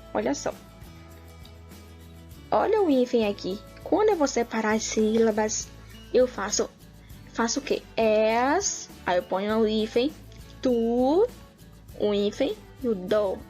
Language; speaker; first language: Portuguese; native; Portuguese